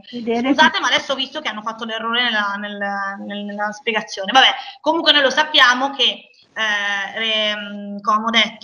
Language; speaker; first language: Italian; native; Italian